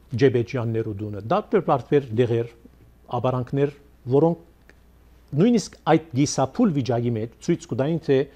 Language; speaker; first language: Armenian; early bilingual, heritage; Armenian